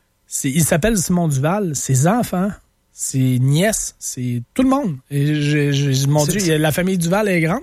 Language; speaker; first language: French; native; French